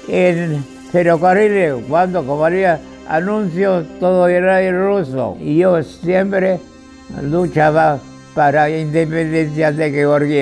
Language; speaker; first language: Spanish; non-native, fluent; Georgian